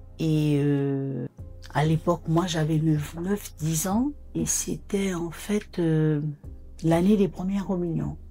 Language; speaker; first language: French; native; French